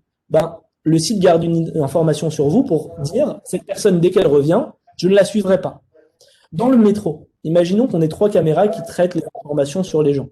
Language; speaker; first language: French; native; French